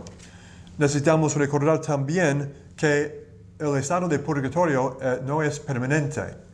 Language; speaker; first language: Spanish; non-native, learner; English